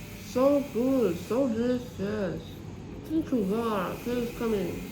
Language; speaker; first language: English; non-native, learner; Burmese